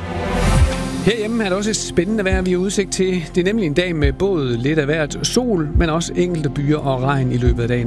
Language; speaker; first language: Danish; native; Danish